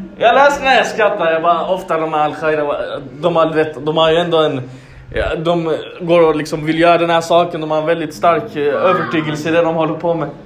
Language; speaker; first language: Swedish; non-native, fluent; Arabic